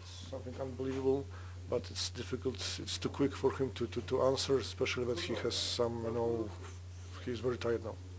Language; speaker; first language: English; non-native, fluent; Polish